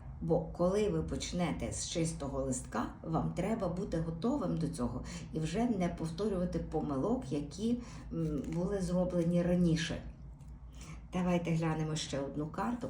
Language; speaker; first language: Ukrainian; native; Ukrainian